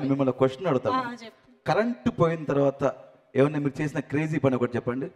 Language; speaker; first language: Telugu; native; Telugu